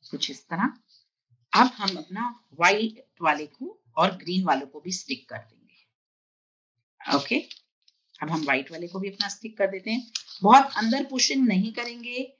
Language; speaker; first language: Hindi; native; Hindi